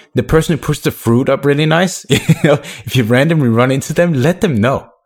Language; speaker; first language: English; non-native, fluent; Danish